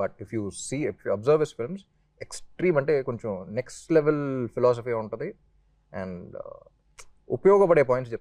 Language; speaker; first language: Telugu; native; Telugu